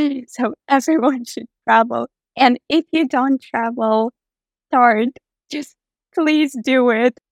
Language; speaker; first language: English; non-native, fluent; Russian